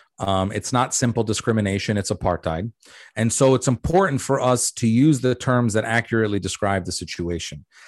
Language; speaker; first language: English; early bilingual, other home language; Arabic